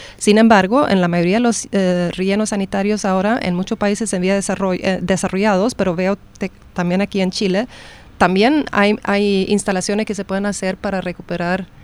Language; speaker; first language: Spanish; non-native, fluent; Swedish